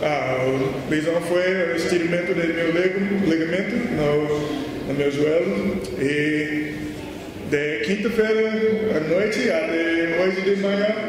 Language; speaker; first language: Portuguese; non-native, learner; English